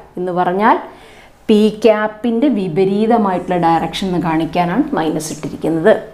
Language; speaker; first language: English; non-native, local second language; Malayalam